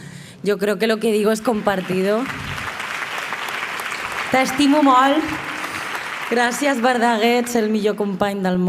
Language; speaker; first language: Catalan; non-native, local second language; Spanish